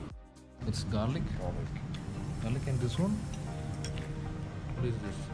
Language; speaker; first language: English; non-native, local second language; Malayalam